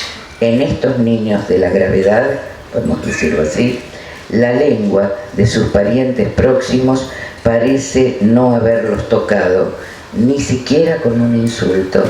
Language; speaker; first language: Spanish; native; Spanish